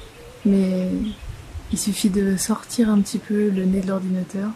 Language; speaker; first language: French; native; French